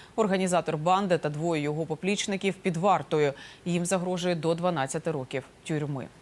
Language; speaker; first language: Ukrainian; native; Ukrainian